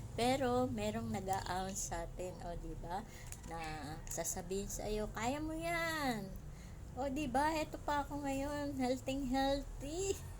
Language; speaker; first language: Filipino; native; Filipino